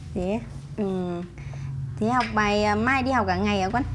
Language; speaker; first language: Vietnamese; native; Vietnamese